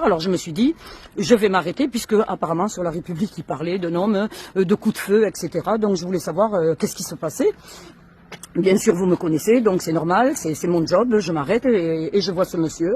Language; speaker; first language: French; native; French